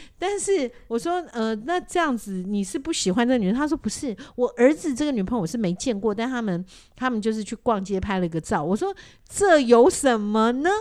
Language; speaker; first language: Chinese; native; Chinese